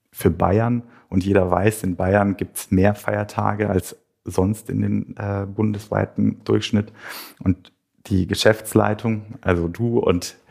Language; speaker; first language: German; native; German